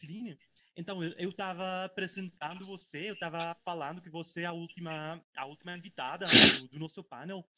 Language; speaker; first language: Portuguese; non-native, fluent; Spanish